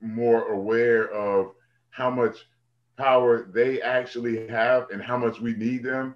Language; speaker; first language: English; native; English